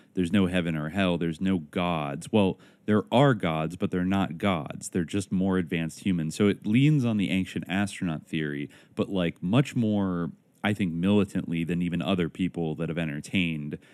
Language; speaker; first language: English; native; English